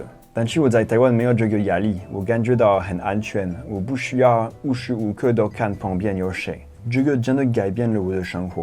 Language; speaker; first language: Chinese; non-native, fluent; French